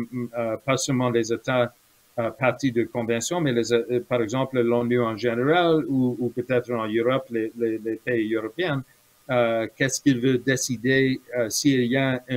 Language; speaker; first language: French; non-native, fluent; English